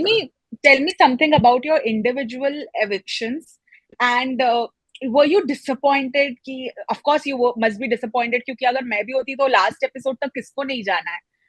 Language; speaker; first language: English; non-native, local second language; Hindi